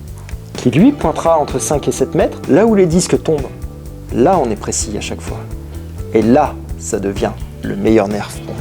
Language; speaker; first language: French; native; French